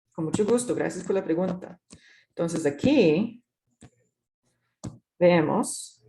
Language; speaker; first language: Spanish; non-native, fluent; English